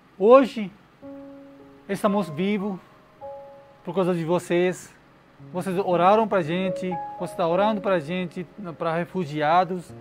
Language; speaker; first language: Portuguese; non-native, learner; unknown